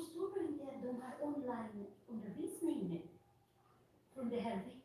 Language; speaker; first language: Swedish; non-native, fluent; Filipino